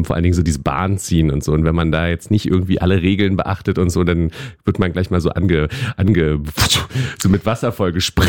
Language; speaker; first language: German; native; German